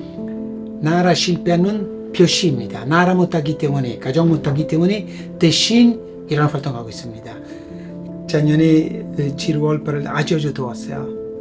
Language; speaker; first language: Korean; non-native, fluent; Italian